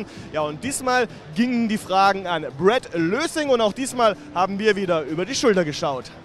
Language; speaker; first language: German; native; German